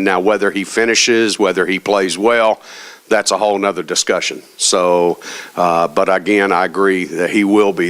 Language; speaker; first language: English; native; English